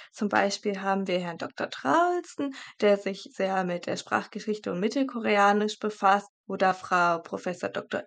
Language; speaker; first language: German; native; German